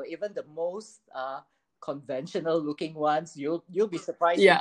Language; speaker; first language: English; non-native, local second language; Chinese